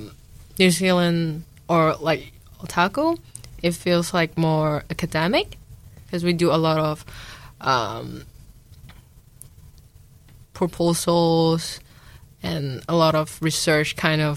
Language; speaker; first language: English; non-native, local second language; Cantonese